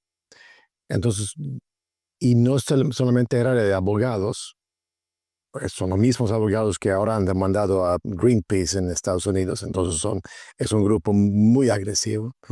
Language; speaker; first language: Spanish; non-native, fluent; Swedish